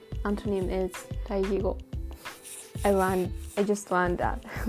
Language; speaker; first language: English; non-native, learner; Japanese